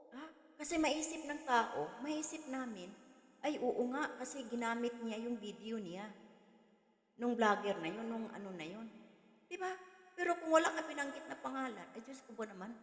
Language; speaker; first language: Filipino; non-native, local second language; Cebuano